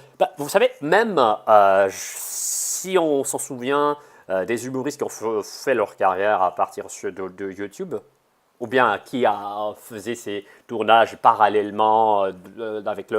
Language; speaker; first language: French; non-native, fluent; Russian